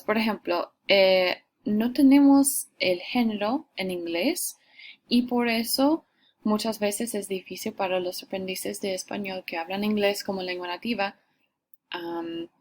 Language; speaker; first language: Spanish; non-native, fluent; English